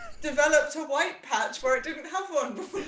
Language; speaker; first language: English; native; English